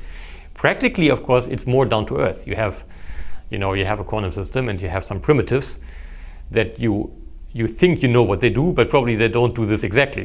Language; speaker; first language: English; non-native, fluent; German